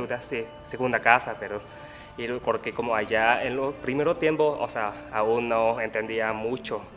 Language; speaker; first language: Spanish; non-native, learner; Vietnamese